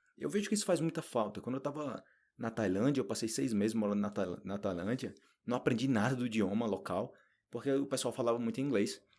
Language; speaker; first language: Portuguese; native; Portuguese